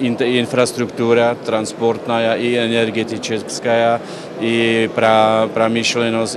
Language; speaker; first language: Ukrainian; non-native, learner; Czech